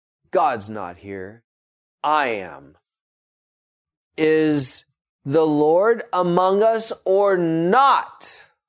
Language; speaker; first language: English; native; English